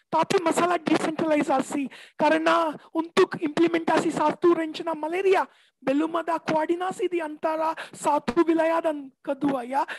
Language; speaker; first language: Indonesian; non-native, learner; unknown